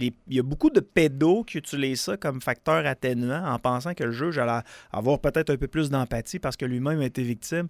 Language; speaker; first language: French; native; French